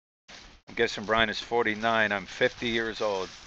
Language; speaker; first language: English; native; English